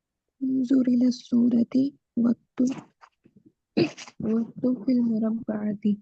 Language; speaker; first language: Arabic; non-native, learner; Urdu